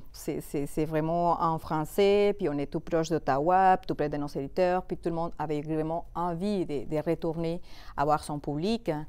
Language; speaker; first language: French; non-native, fluent; Spanish